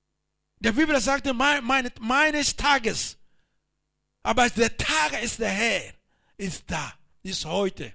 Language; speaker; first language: German; non-native, learner; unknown